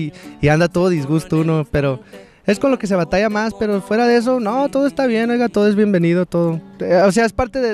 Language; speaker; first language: Spanish; native; Spanish